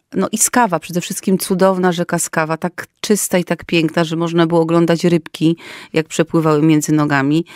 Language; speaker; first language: Polish; native; Polish